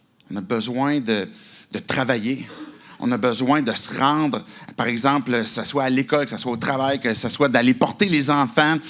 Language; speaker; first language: French; native; French